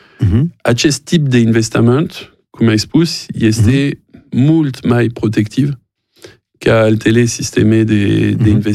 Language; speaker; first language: Romanian; non-native, learner; French